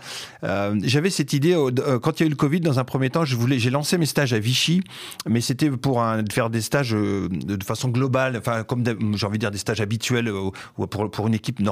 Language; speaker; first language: French; native; French